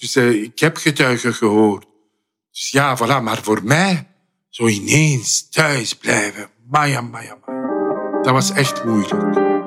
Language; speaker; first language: Dutch; non-native, fluent; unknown